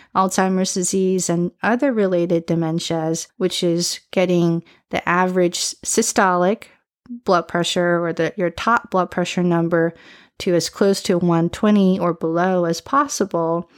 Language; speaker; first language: English; early bilingual, other home language; Chinese